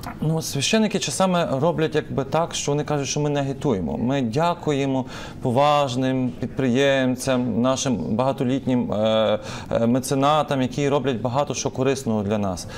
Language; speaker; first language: Ukrainian; native; Ukrainian